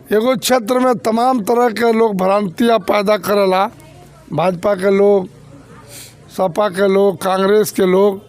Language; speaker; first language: Bhojpuri; native; Bhojpuri